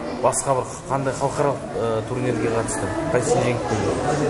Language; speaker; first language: Kazakh; native; Kazakh